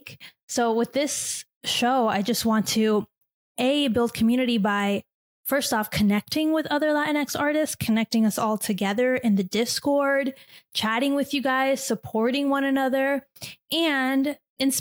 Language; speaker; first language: English; native; English